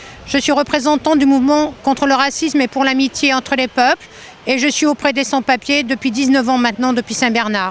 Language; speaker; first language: French; native; French